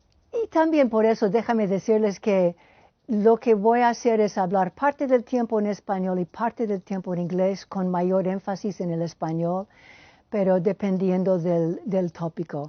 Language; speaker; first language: Spanish; non-native, fluent; English